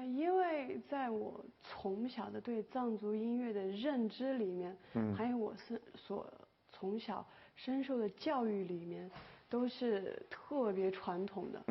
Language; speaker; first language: Chinese; non-native, local second language; Tibetan